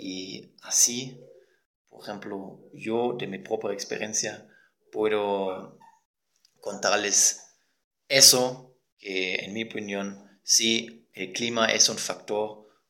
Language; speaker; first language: Spanish; non-native, fluent; German